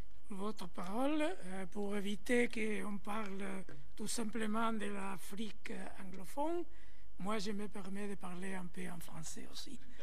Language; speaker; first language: French; non-native, fluent; Spanish